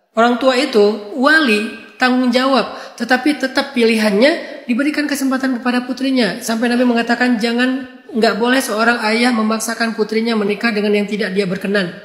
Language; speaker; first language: Indonesian; native; Indonesian